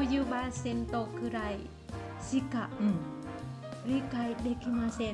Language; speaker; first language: Japanese; non-native, learner; Vietnamese